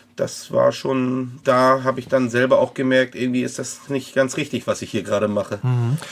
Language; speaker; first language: German; native; German